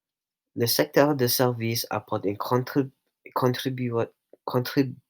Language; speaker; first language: French; non-native, local second language; English